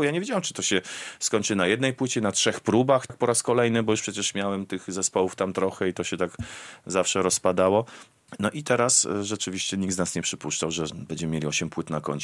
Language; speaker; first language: Polish; native; Polish